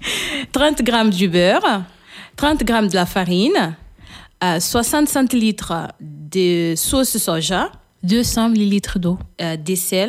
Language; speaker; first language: French; non-native, fluent; Portuguese